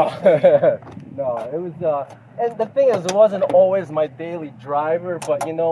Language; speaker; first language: English; native; English